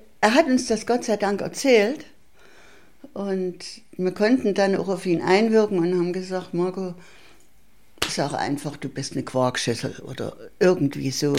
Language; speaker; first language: German; native; German